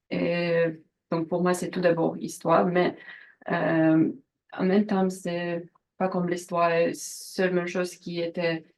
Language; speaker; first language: French; non-native, learner; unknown